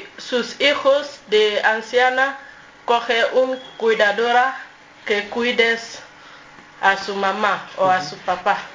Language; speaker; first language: Spanish; non-native, learner; English